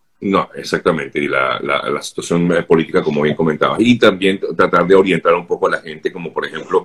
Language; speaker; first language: Spanish; native; Spanish